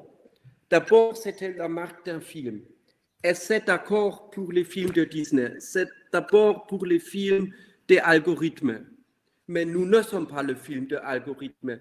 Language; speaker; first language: French; non-native, fluent; German